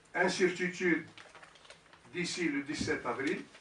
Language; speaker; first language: French; non-native, local second language; Arabic